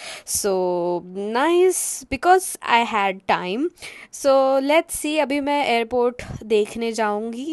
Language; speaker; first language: Hindi; non-native, local second language; Marathi